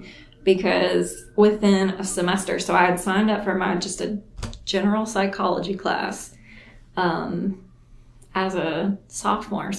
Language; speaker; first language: English; native; English